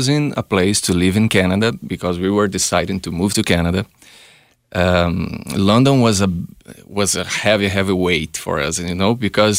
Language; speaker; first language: English; non-native, fluent; Portuguese